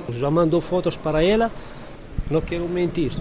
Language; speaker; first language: Portuguese; non-native, learner; Arabic